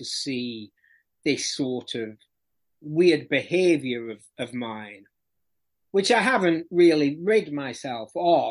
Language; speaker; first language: English; native; English